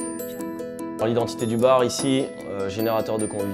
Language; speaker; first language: French; native; French